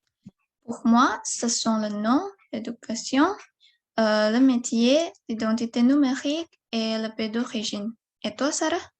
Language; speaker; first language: French; non-native, learner; Indonesian